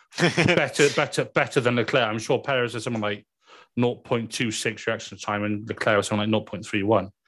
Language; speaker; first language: English; native; English